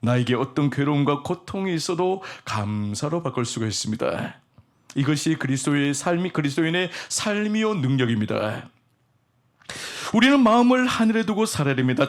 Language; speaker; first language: Korean; native; Korean